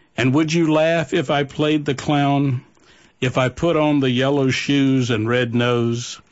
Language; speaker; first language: English; native; English